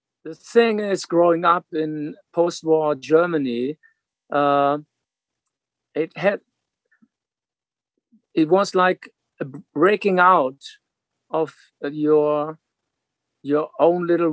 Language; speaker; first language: English; non-native, fluent; German